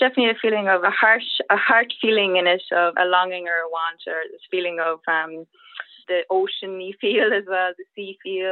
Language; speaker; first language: English; native; English